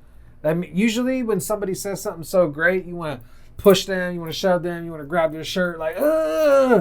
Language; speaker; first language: English; native; English